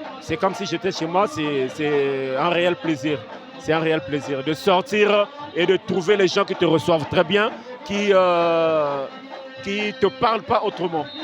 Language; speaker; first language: French; non-native, local second language; Lingala